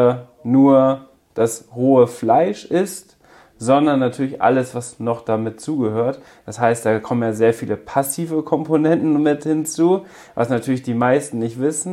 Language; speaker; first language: German; native; German